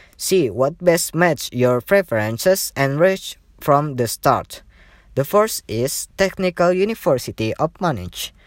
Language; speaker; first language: English; non-native, learner; Indonesian